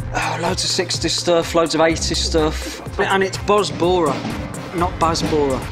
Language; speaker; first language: English; native; English